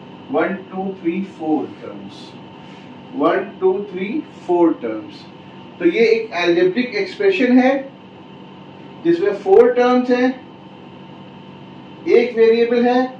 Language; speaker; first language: Hindi; native; Hindi